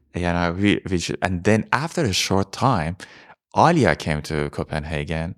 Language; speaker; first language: English; non-native, fluent; Persian